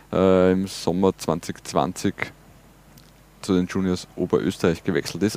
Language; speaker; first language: German; native; German